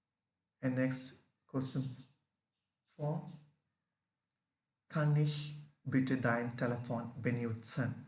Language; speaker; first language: German; non-native, learner; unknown